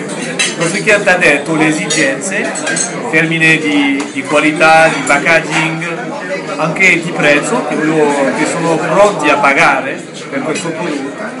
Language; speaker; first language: Italian; non-native, fluent; French